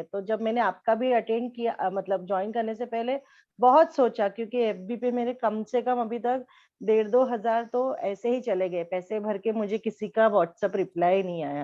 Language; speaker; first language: Hindi; native; Hindi